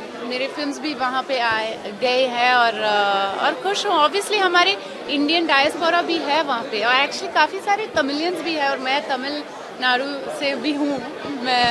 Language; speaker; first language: Hindi; non-native, local second language; French